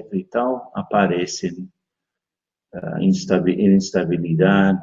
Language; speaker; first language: Spanish; non-native, fluent; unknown